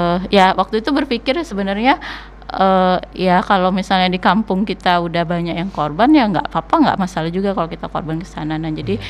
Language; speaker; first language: Indonesian; non-native, local second language; Minangkabau